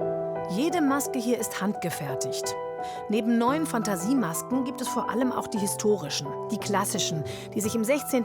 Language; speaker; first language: German; native; German